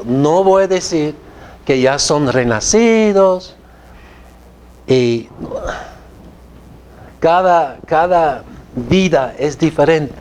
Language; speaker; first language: Spanish; non-native, fluent; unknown